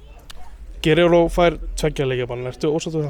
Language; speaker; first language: Icelandic; native; Icelandic